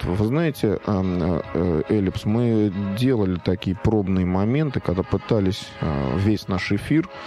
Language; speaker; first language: Russian; native; Russian